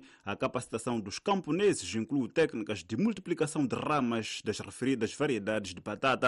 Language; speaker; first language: Portuguese; native; Portuguese